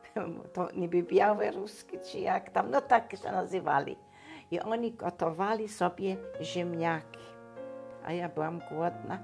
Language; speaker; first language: Polish; non-native, local second language; German